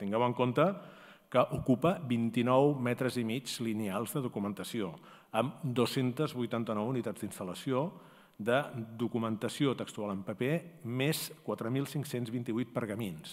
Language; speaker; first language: Catalan; native; Catalan